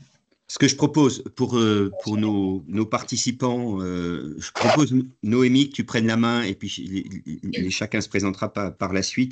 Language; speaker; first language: French; native; French